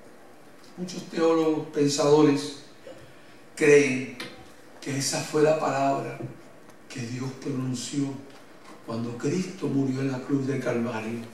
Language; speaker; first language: Spanish; native; Spanish